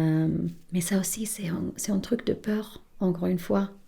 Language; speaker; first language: French; non-native, fluent; German